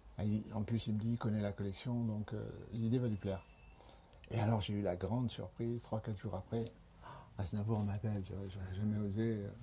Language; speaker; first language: French; early bilingual, other home language; Spanish